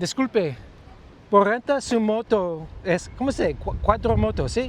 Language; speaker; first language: Spanish; non-native, learner; English